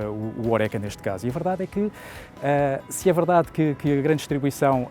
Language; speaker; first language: Portuguese; native; Portuguese